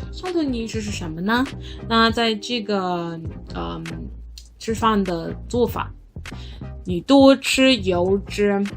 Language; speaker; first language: Chinese; non-native, learner; English